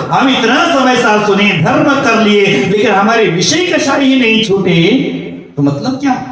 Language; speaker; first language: Hindi; non-native, local second language; Marathi